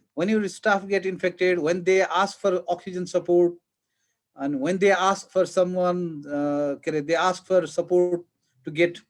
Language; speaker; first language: English; non-native, local second language; Nepali